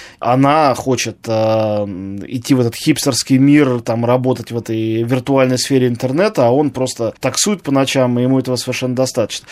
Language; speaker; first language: Russian; native; Russian